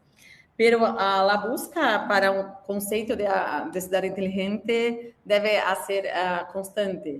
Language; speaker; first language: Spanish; non-native, learner; Portuguese